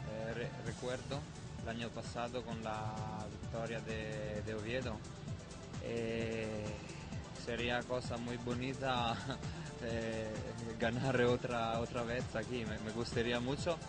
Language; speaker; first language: Spanish; non-native, fluent; Italian